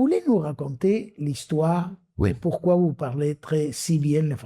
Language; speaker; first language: French; non-native, fluent; Spanish